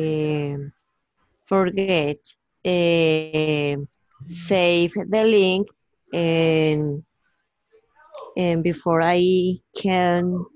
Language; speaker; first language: English; non-native, learner; Spanish